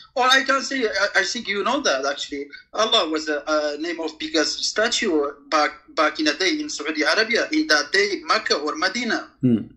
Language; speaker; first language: English; non-native, fluent; Kurdish